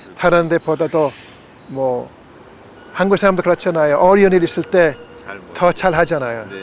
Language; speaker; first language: Korean; non-native, fluent; English